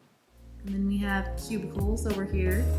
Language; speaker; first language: English; native; English